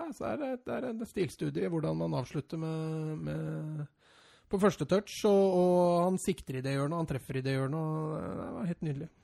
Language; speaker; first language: Norwegian; native; Norwegian